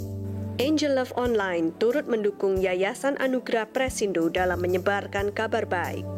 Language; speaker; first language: Indonesian; native; Indonesian